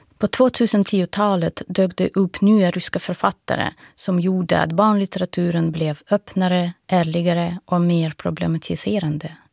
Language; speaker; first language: Swedish; non-native, fluent; Russian